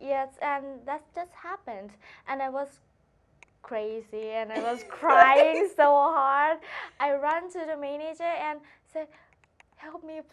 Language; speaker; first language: English; non-native, learner; Thai